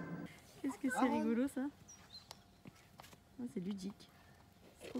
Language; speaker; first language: French; native; French